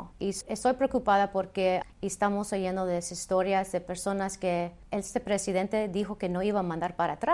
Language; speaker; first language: Spanish; early bilingual, heritage; Spanish